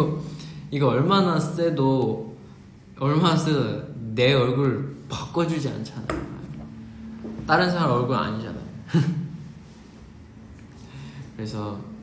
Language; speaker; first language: Korean; non-native, fluent; Chinese